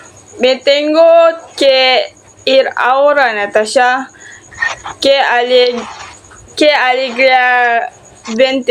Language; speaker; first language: Spanish; non-native, learner; Malay